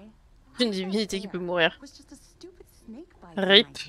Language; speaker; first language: French; native; French